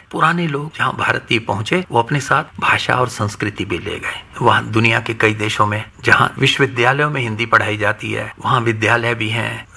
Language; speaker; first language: Hindi; non-native, local second language; Punjabi